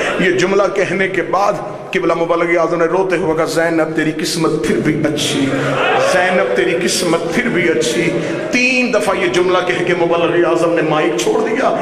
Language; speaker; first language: Urdu; non-native, local second language; Punjabi